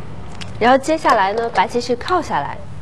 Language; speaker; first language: Chinese; native; Chinese